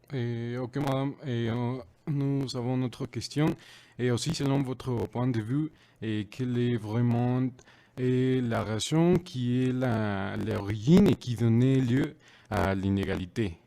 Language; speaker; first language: French; non-native, learner; Spanish